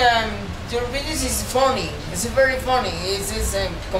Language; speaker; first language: English; non-native, learner; Spanish